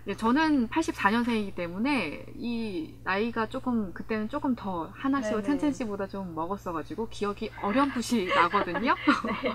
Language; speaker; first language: Korean; native; Korean